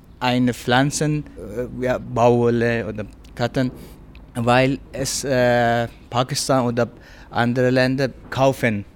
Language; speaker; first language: German; non-native, learner; Persian